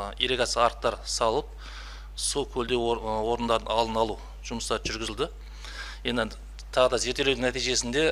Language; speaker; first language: Kazakh; native; Kazakh